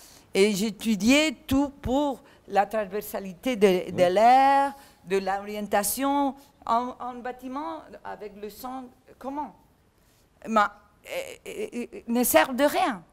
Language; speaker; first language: French; non-native, learner; Catalan